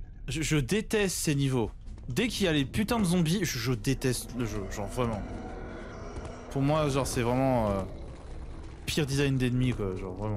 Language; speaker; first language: French; native; French